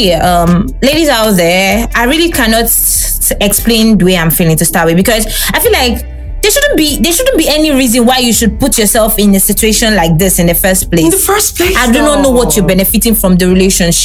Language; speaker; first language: English; non-native, local second language; Igbo